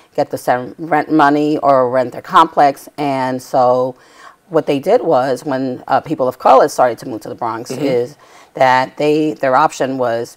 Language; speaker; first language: English; native; English